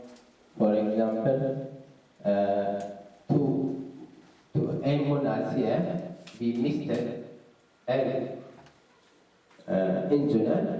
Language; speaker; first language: Norwegian; non-native, learner; Oromo